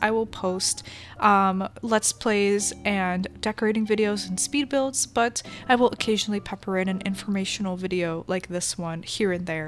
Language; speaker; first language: English; native; English